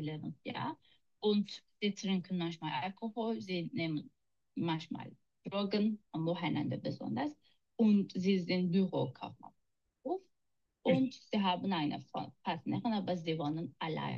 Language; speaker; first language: German; non-native, learner; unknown